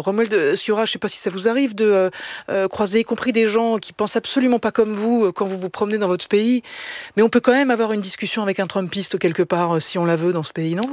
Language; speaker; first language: French; native; French